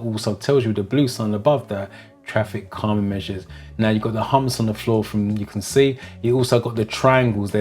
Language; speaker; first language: English; native; English